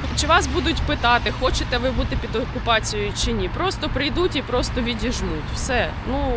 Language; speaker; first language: Ukrainian; native; Ukrainian